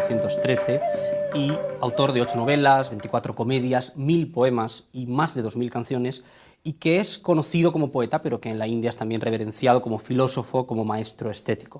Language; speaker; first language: Spanish; native; Spanish